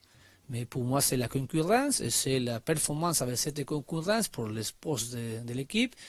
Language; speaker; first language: French; non-native, learner; Spanish